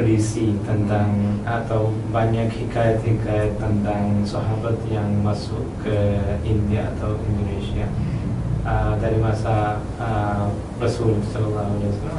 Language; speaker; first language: Indonesian; non-native, learner; Malayalam